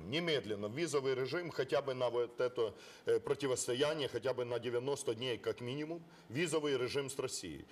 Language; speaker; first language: Russian; non-native, local second language; Ukrainian